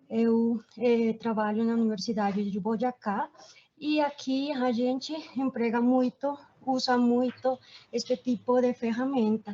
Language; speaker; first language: Portuguese; non-native, fluent; Spanish